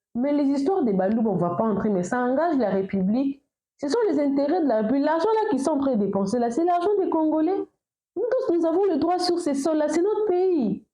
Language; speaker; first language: French; non-native, local second language; Lingala